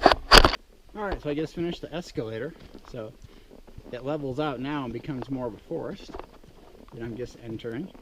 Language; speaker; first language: English; native; English